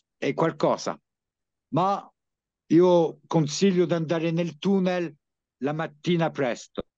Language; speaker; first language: Italian; early bilingual, heritage; French